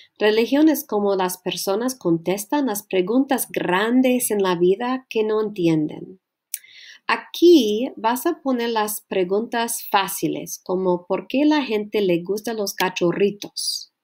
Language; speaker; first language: Spanish; non-native, learner; English